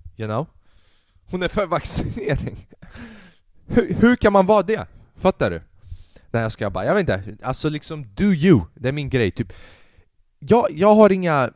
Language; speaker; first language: Swedish; early bilingual, other home language; Albanian